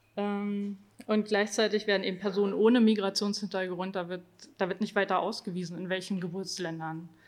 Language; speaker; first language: German; native; German